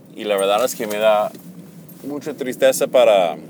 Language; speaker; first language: Spanish; non-native, fluent; English